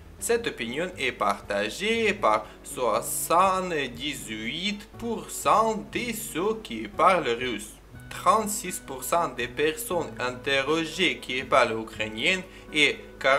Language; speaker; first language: French; non-native, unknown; Ukrainian